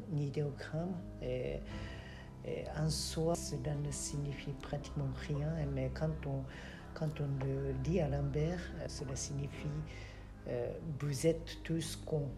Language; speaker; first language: French; non-native, fluent; Japanese